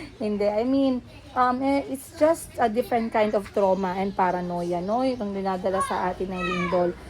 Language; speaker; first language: Filipino; non-native, local second language; Cebuano